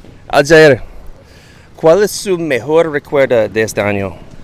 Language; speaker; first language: Spanish; non-native, learner; English